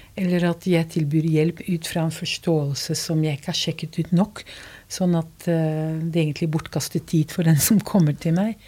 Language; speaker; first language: Norwegian; non-native, fluent; Dutch